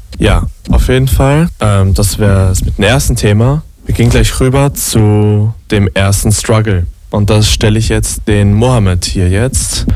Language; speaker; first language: German; native; German